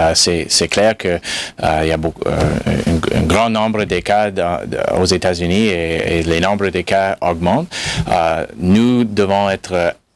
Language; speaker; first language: French; non-native, fluent; English